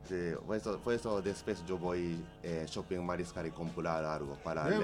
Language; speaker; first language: Spanish; non-native, learner; Japanese